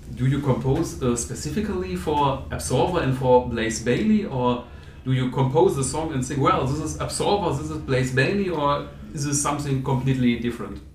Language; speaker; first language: English; non-native, fluent; German